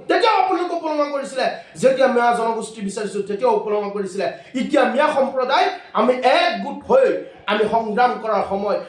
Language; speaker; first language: Assamese; non-native, local second language; Bangla